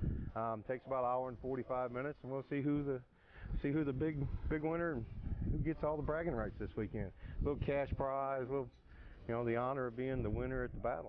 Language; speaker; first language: English; native; English